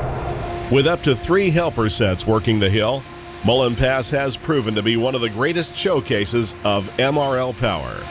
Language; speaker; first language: English; native; English